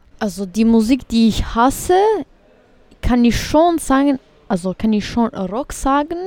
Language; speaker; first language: German; early bilingual, other home language; Bosnian